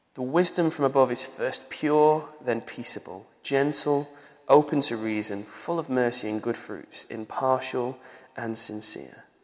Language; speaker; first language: English; native; English